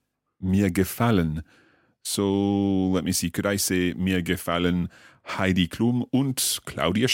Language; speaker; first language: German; non-native, learner; English